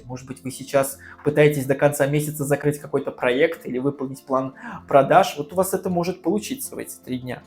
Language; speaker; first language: Russian; native; Russian